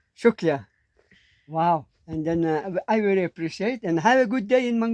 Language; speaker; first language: English; non-native, learner; Mongolian